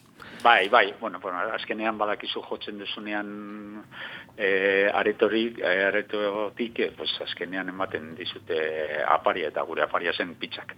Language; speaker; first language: Basque; non-native, local second language; Spanish